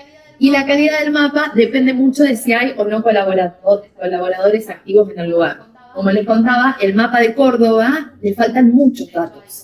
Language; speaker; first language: Spanish; native; Spanish